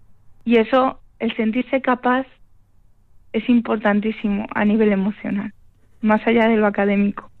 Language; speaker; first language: Spanish; native; Spanish